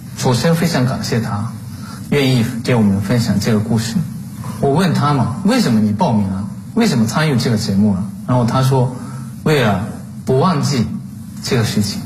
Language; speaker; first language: Chinese; non-native, fluent; Japanese